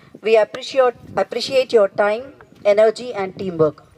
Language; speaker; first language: English; non-native, local second language; Telugu